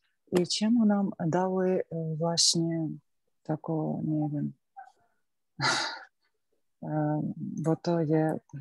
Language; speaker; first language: Polish; non-native, learner; Ukrainian